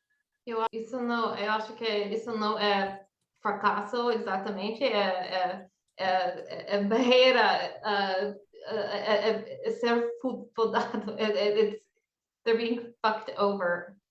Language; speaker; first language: Portuguese; non-native, fluent; English